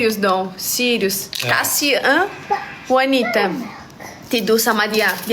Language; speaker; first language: Indonesian; non-native, learner; Portuguese